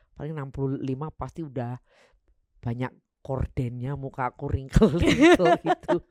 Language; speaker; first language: Indonesian; native; Indonesian